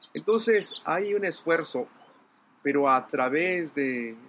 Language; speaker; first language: Spanish; non-native, local second language; Zapotec